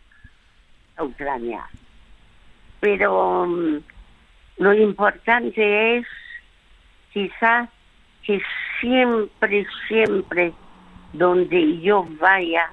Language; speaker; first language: Spanish; early bilingual, other home language; French